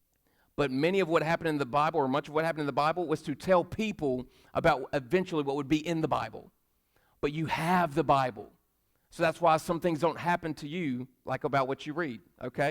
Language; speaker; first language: English; native; English